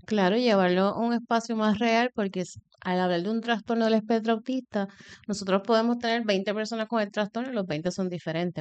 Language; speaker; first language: Spanish; native; Spanish